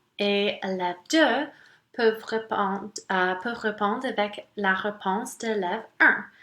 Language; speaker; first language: French; non-native, local second language; English